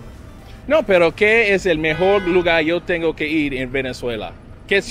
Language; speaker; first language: Spanish; non-native, learner; English